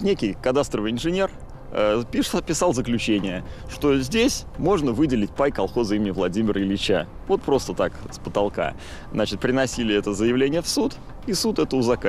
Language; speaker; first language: Russian; native; Russian